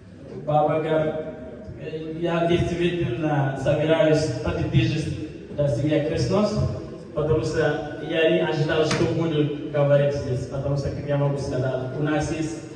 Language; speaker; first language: Russian; non-native, learner; Wolof